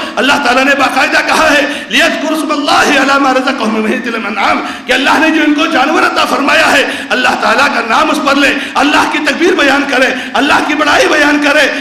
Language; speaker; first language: Urdu; non-native, local second language; Konkani